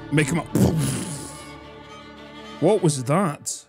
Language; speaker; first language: English; native; English